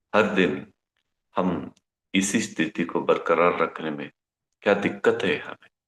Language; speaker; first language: Hindi; non-native, local second language; Kannada